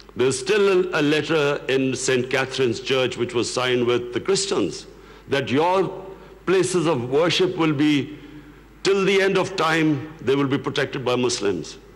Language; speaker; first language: English; non-native, local second language; Urdu